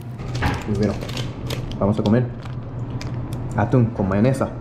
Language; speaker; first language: Spanish; non-native, learner; Japanese